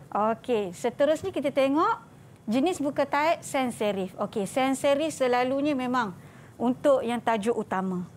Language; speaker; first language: Malay; native; Malay